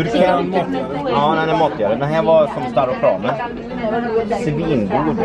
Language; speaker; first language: Swedish; native; Swedish